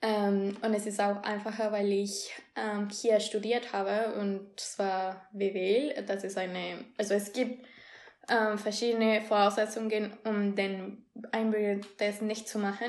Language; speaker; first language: German; non-native, fluent; Spanish